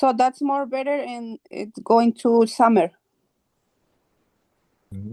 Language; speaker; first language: English; non-native, learner; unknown